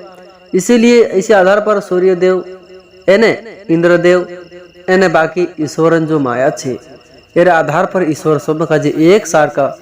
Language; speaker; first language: Hindi; non-native, local second language; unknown